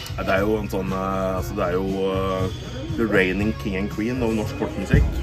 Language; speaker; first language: Norwegian; native; Norwegian